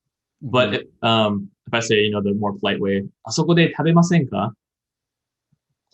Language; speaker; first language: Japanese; non-native, learner; English